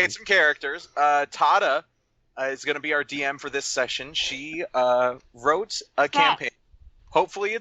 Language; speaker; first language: English; native; English